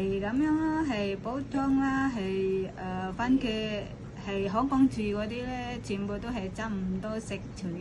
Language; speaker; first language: Cantonese; non-native, learner; Indonesian